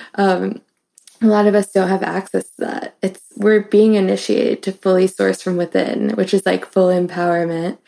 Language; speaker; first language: English; native; English